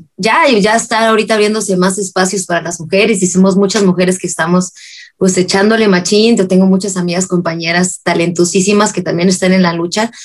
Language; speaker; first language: Spanish; native; Spanish